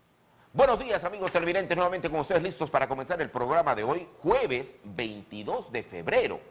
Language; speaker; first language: Spanish; native; Spanish